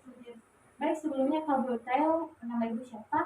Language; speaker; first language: Indonesian; native; Indonesian